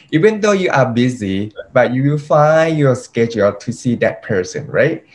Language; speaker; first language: English; non-native, fluent; Thai